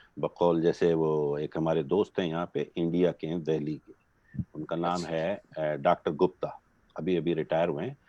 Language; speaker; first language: Urdu; non-native, local second language; Gujarati